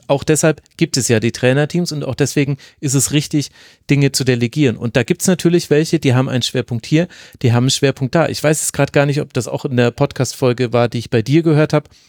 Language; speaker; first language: German; native; German